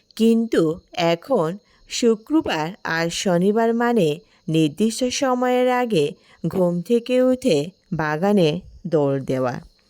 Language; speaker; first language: Bangla; non-native, local second language; Marma